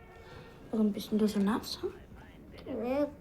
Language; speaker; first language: German; native; German